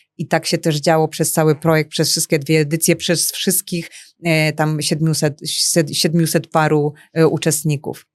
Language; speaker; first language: Polish; native; Polish